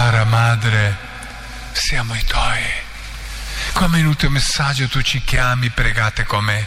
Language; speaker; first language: Italian; non-native, fluent; Croatian